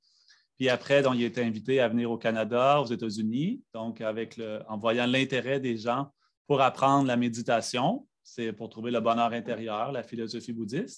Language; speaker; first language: French; native; French